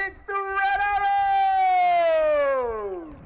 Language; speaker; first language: English; native; English